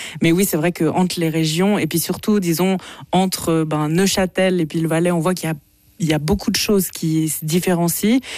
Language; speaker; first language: French; native; French